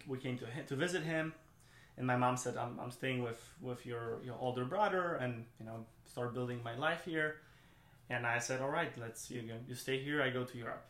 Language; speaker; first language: English; non-native, fluent; German